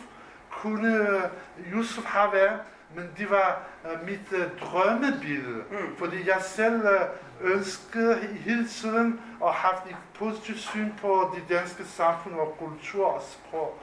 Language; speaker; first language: Danish; non-native, fluent; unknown